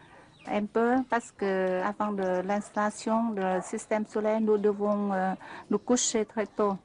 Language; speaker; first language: French; non-native, fluent; Vietnamese